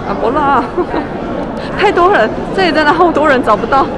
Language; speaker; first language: Chinese; native; Chinese